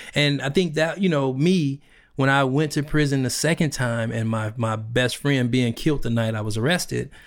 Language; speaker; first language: English; native; English